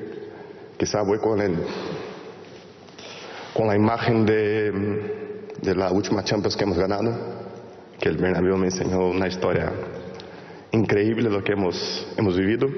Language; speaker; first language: Spanish; non-native, fluent; Portuguese